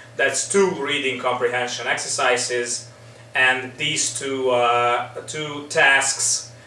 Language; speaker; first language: English; non-native, fluent; Hungarian